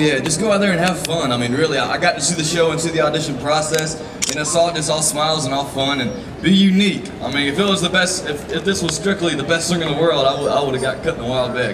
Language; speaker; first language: English; native; English